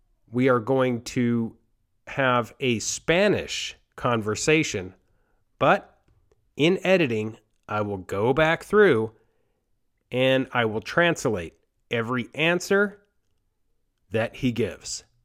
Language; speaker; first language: English; early bilingual, other home language; Spanish